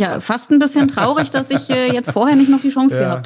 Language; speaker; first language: German; native; German